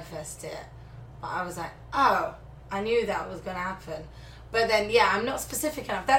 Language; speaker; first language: English; native; English